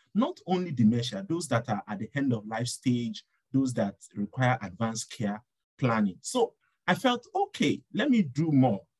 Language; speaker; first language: English; non-native, local second language; Yoruba